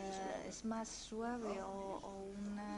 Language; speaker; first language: Spanish; non-native, fluent; Chinese